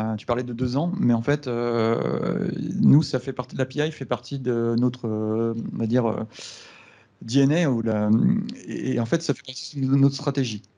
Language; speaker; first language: French; native; French